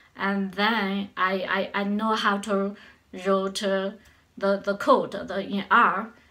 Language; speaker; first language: English; non-native, learner; Chinese